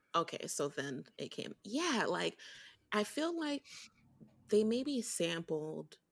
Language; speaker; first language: English; early bilingual, other home language; Haitian Creole